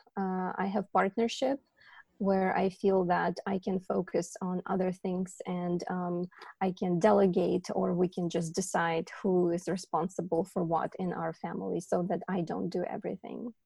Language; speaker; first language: English; non-native, fluent; Ukrainian